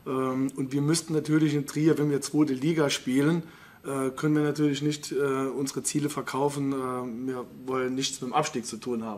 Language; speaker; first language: German; native; German